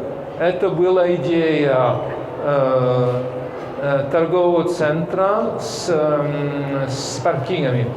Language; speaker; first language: Russian; non-native, fluent; French